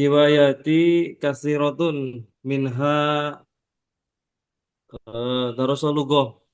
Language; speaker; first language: Arabic; non-native, learner; Indonesian